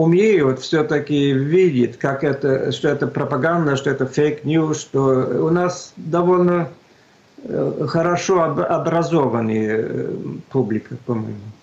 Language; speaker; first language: Russian; non-native, fluent; Swedish